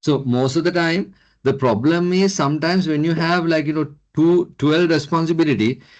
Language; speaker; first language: English; non-native, local second language; Sinhala